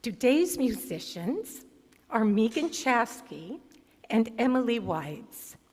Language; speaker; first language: English; native; English